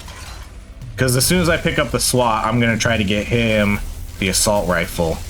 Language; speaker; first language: English; native; English